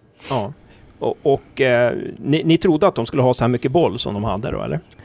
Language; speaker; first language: Swedish; native; Swedish